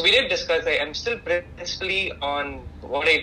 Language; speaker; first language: English; non-native, local second language; Tamil